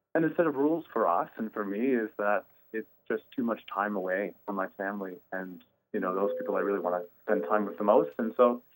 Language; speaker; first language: English; native; English